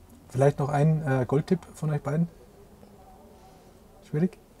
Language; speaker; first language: German; native; German